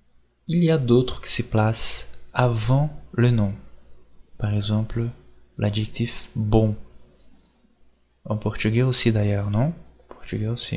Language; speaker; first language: French; non-native, fluent; Portuguese